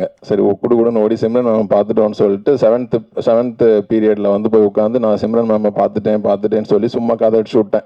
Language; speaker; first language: Tamil; native; Tamil